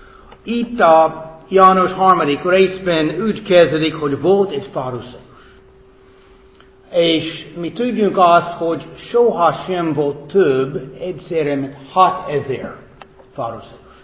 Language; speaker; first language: Hungarian; non-native, fluent; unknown